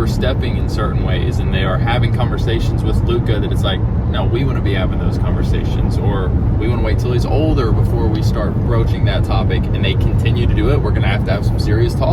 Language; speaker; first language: English; native; English